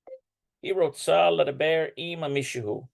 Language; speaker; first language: Hebrew; non-native, learner; English